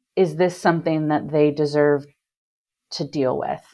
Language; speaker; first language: English; native; English